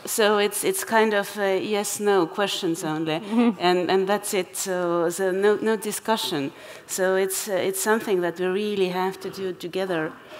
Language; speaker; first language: English; non-native, fluent; Estonian